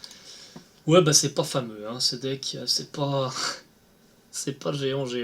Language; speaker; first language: French; native; French